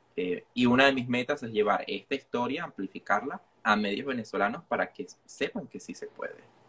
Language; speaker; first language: Spanish; native; Spanish